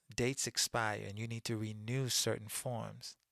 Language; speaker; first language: English; early bilingual, other home language; Haitian Creole